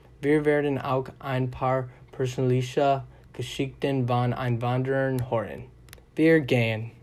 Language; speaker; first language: German; non-native, learner; English